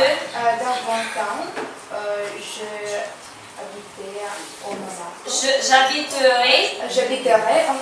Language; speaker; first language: French; non-native, learner; Ukrainian